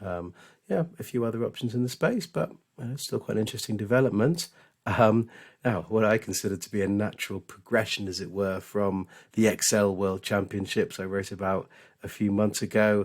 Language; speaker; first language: English; native; English